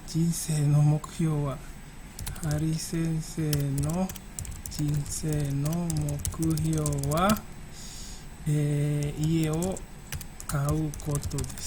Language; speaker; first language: Japanese; non-native, fluent; Indonesian